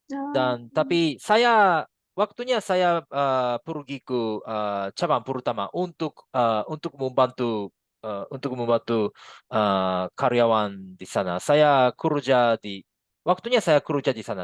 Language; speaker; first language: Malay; non-native, fluent; Japanese